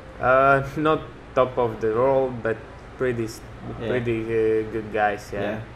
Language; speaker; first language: English; non-native, learner; Latvian